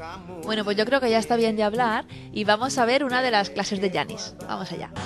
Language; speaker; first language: Spanish; native; Spanish